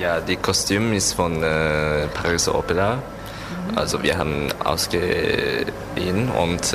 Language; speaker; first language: German; non-native, learner; Japanese